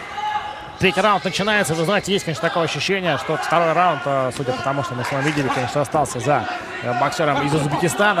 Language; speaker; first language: Russian; native; Russian